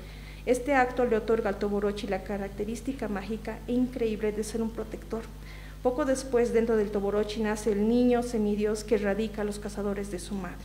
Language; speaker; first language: Spanish; native; Spanish